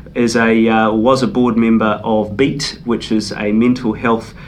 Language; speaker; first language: English; native; English